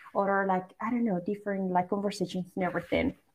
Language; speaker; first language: English; non-native, fluent; Basque